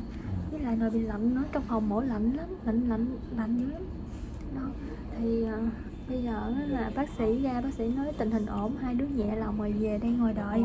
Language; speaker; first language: Vietnamese; native; Vietnamese